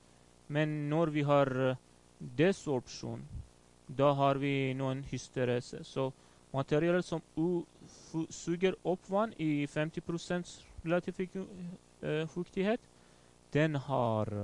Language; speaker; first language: Norwegian; non-native, learner; Persian